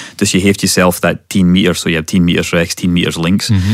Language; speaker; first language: Dutch; non-native, fluent; English